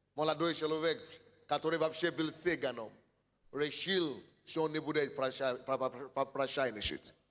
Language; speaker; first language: Russian; non-native, fluent; Yoruba